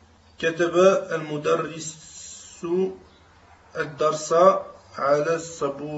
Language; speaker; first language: Arabic; non-native, learner; French